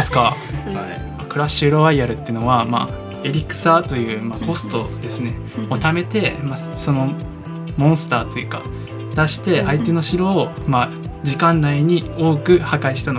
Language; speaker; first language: Japanese; native; Japanese